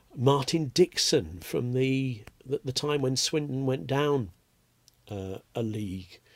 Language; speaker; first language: English; native; English